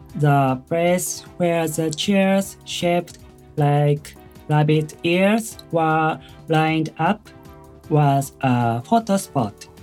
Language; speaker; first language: English; non-native, learner; Japanese